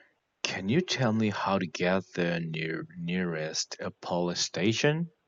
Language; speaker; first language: English; non-native, learner; Korean